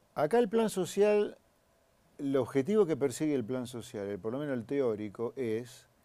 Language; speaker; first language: Spanish; native; Spanish